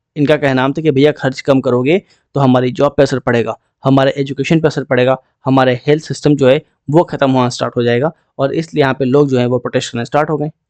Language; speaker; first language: Hindi; native; Hindi